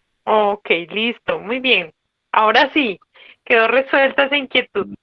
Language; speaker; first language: Spanish; native; Spanish